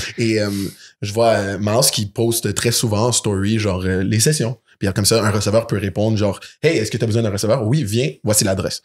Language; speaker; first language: French; native; French